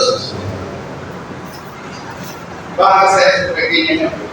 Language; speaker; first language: Spanish; native; Spanish